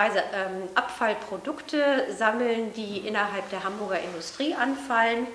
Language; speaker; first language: German; native; German